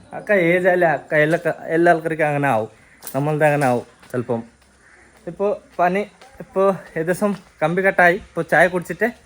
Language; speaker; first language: Malayalam; native; Malayalam